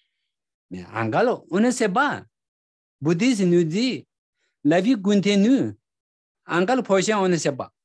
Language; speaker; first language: French; non-native, learner; Tibetan